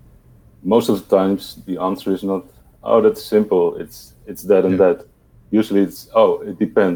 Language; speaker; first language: English; non-native, fluent; Dutch